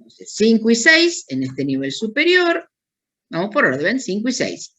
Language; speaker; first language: Spanish; native; Spanish